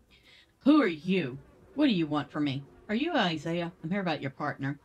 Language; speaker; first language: English; native; English